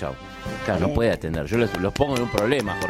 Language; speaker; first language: Spanish; native; Spanish